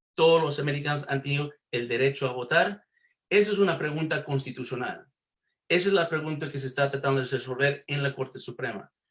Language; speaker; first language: Spanish; early bilingual, heritage; Spanish